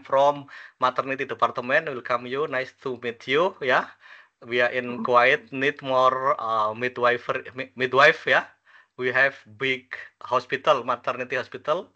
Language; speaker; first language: English; non-native, learner; Indonesian